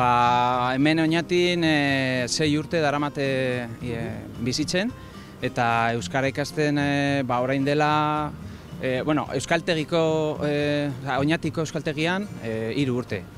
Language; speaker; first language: Basque; non-native, local second language; Spanish